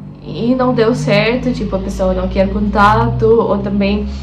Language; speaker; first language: Portuguese; non-native, fluent; Russian